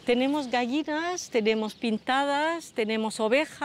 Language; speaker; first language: Spanish; non-native, fluent; French